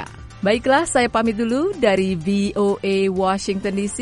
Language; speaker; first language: Indonesian; native; Indonesian